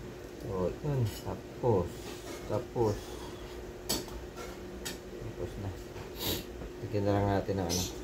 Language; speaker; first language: Filipino; native; Filipino